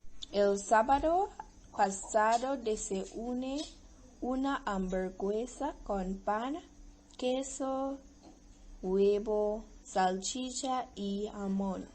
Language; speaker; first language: Spanish; non-native, learner; English